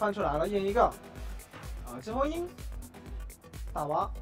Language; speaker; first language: Chinese; native; Chinese